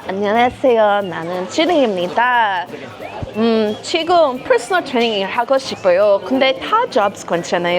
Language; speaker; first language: Korean; non-native, learner; English